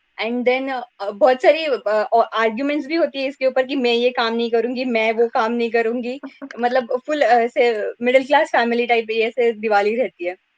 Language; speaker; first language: Hindi; non-native, local second language; Marathi